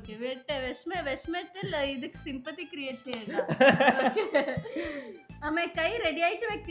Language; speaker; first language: Malayalam; non-native, learner; Tamil